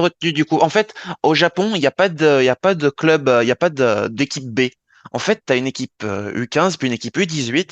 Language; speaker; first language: French; native; French